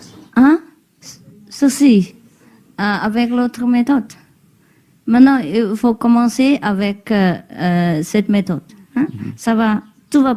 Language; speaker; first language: French; non-native, learner; Vietnamese